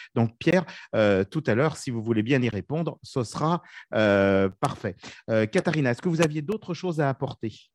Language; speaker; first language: French; native; French